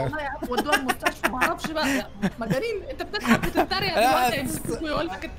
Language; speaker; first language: Arabic; native; Arabic